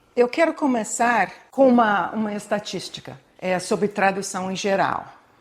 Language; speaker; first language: Portuguese; non-native, fluent; English